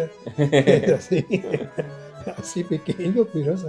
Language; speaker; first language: Spanish; non-native, learner; German